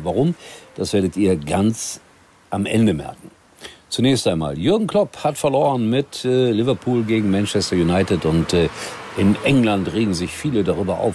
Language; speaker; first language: German; native; German